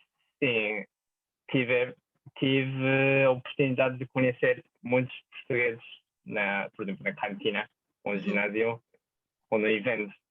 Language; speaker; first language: Portuguese; non-native, fluent; Japanese